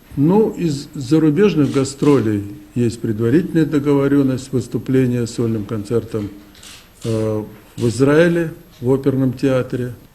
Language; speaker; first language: Russian; native; Russian